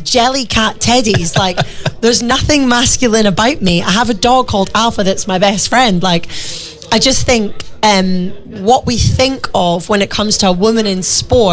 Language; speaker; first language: English; native; English